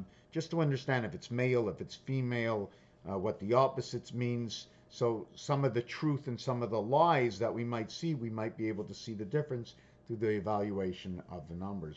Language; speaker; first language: English; native; English